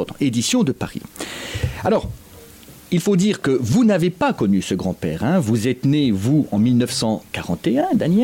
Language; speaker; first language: French; native; French